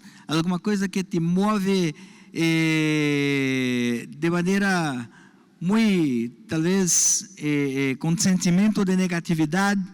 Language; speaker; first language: Spanish; non-native, learner; Portuguese